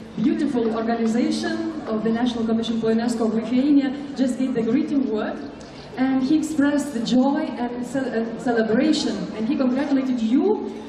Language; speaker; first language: English; non-native, fluent; Lithuanian